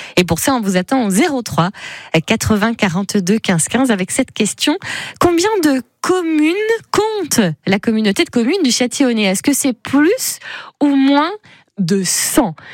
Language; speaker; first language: French; native; French